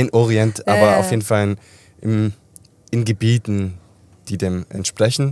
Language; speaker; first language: German; early bilingual, other home language; Italian